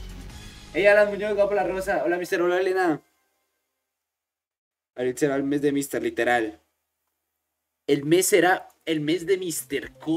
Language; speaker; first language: Spanish; native; Spanish